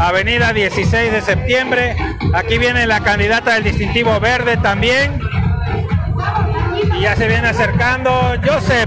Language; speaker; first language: Spanish; native; Spanish